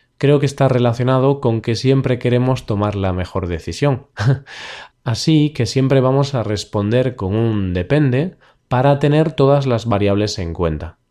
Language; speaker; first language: Spanish; native; Spanish